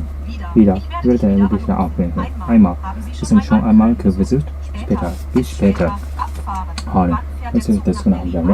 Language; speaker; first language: German; non-native, learner; Japanese